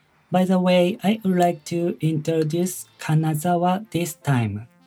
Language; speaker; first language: English; non-native, learner; Japanese